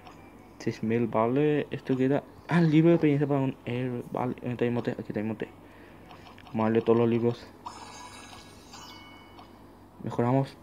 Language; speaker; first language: Spanish; native; Spanish